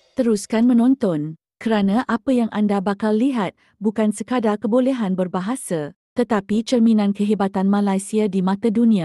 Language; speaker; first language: Malay; native; Malay